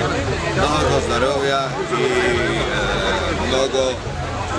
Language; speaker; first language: Russian; non-native, learner; Czech